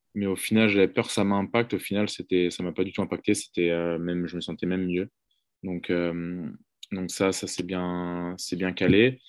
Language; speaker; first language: French; native; French